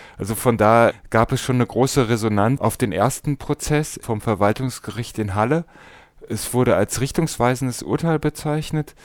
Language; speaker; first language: German; native; German